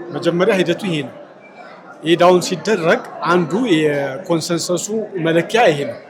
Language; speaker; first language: Amharic; non-native, local second language; Tigrinya